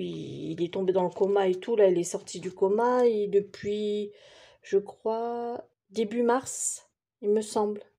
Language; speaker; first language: French; native; French